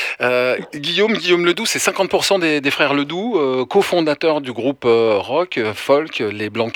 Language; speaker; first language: French; native; French